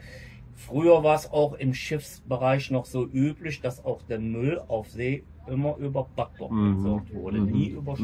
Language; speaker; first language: German; native; German